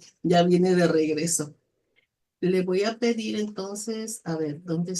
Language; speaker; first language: Spanish; native; Spanish